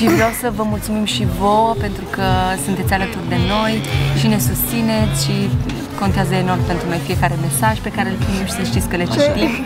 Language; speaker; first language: Romanian; native; Romanian